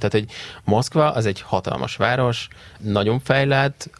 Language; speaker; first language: Hungarian; native; Hungarian